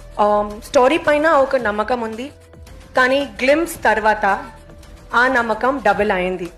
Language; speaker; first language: Telugu; non-native, fluent; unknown